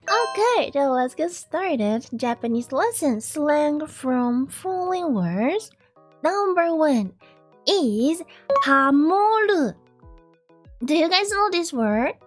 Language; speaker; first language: English; non-native, learner; Japanese